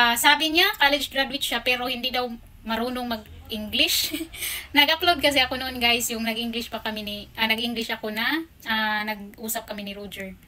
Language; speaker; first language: Filipino; non-native, local second language; Cebuano